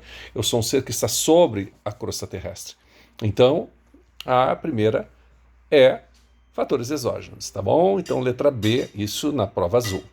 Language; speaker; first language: Portuguese; native; Portuguese